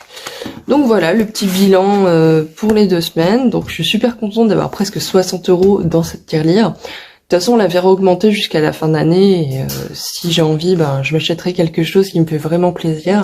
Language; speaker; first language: French; native; French